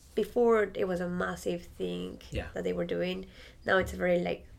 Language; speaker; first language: English; non-native, fluent; Spanish